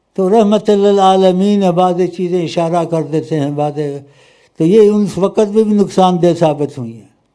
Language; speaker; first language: Urdu; non-native, local second language; Pashto